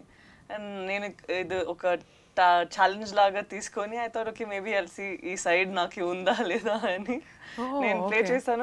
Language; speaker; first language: Telugu; non-native, learner; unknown